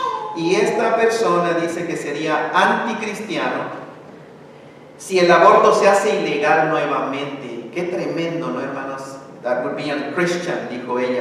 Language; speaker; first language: Spanish; native; Spanish